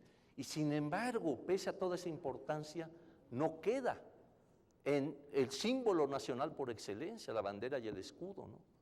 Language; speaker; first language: Spanish; native; Spanish